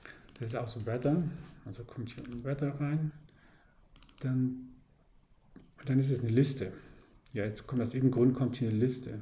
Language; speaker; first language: German; native; German